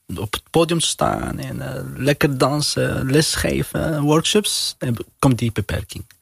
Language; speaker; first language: Dutch; non-native, learner; Arabic